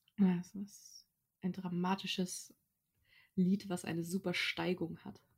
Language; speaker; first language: German; native; German